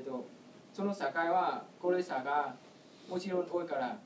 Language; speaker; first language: Japanese; non-native, learner; Vietnamese